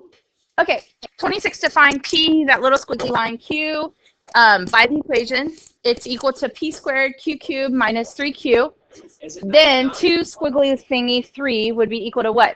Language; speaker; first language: English; native; English